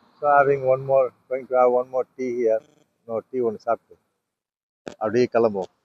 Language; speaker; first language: English; non-native, local second language; Tamil